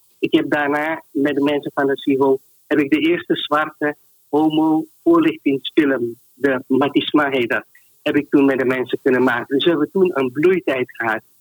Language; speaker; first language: Dutch; native; Dutch